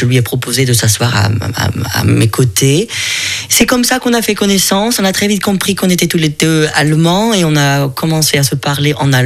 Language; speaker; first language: French; non-native, fluent; German